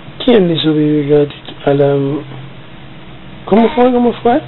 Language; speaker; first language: Spanish; native; Spanish